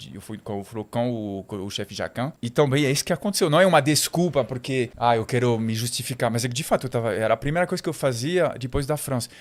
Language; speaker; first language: Portuguese; non-native, fluent; French